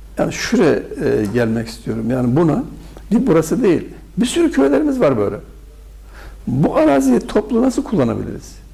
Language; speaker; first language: Turkish; native; Turkish